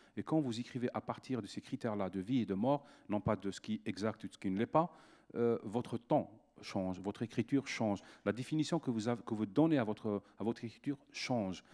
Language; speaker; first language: French; non-native, local second language; Arabic